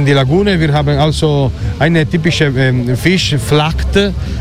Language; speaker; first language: German; non-native, learner; Italian